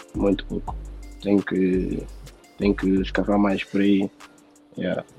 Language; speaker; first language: Portuguese; native; Portuguese